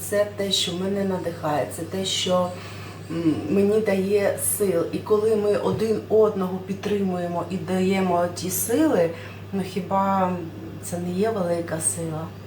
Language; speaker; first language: Ukrainian; non-native, local second language; Russian